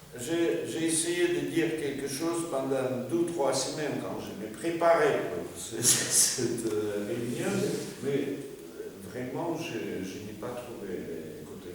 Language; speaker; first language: French; non-native, fluent; Russian